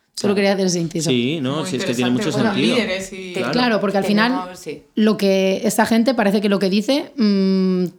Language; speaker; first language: Spanish; native; Spanish